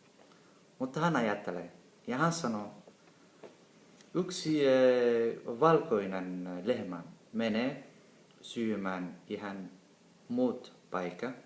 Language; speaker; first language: Finnish; non-native, learner; Somali